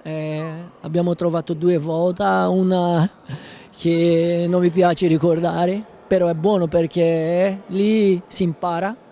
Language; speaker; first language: Italian; non-native, learner; Portuguese